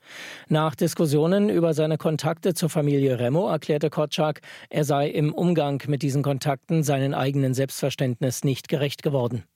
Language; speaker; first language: German; native; German